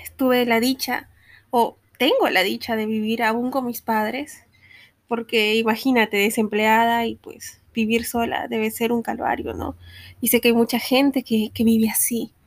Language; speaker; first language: Spanish; native; Spanish